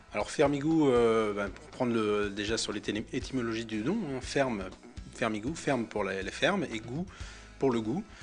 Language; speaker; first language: French; native; French